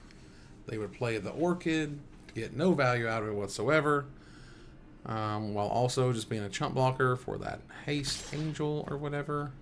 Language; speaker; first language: English; native; English